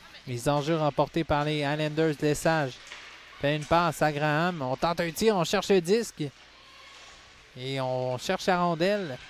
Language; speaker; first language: French; native; French